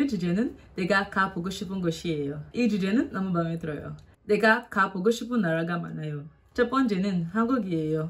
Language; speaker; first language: Korean; non-native, learner; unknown